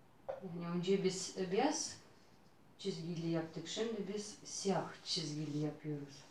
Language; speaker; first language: Turkish; non-native, learner; Russian